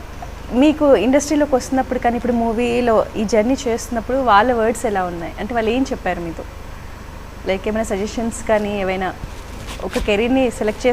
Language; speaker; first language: Telugu; native; Telugu